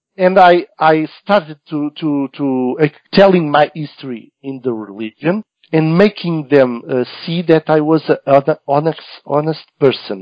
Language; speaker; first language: English; non-native, learner; Portuguese